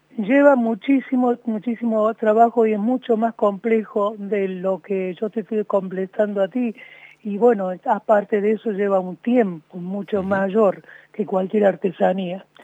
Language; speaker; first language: Spanish; native; Spanish